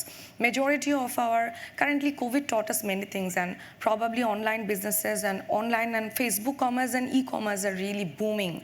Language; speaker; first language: English; non-native, local second language; Bangla